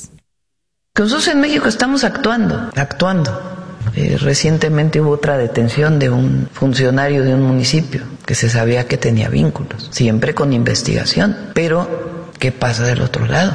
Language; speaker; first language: Spanish; native; Spanish